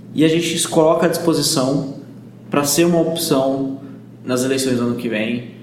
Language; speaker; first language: Portuguese; native; Portuguese